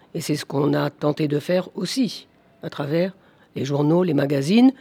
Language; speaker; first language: French; native; French